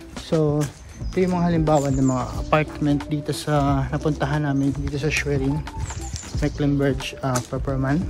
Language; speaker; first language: Filipino; native; Filipino